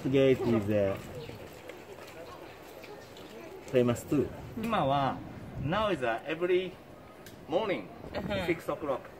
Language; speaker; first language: English; non-native, learner; Japanese